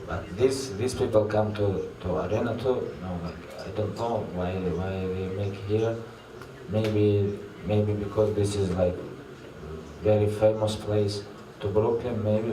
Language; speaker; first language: English; non-native, learner; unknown